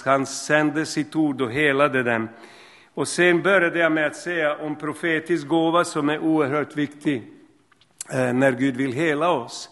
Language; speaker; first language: Swedish; non-native, fluent; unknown